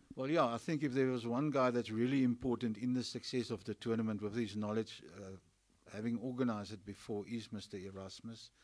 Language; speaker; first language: English; non-native, local second language; Afrikaans